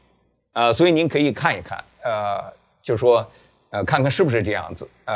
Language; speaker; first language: Chinese; native; Chinese